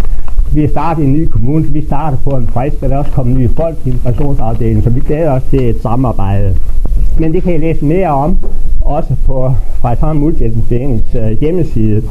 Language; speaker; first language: Danish; native; Danish